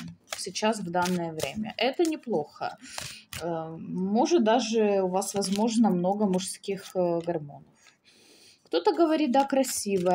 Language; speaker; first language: Russian; native; Russian